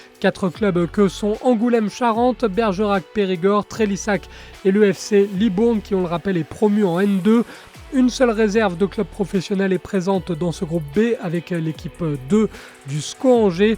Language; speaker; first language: French; native; French